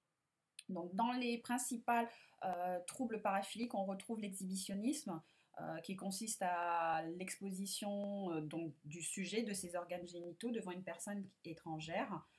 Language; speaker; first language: French; native; French